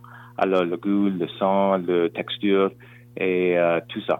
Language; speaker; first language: French; non-native, local second language; English